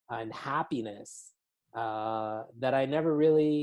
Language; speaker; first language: English; native; English